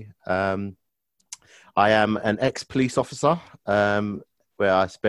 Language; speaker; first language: English; native; English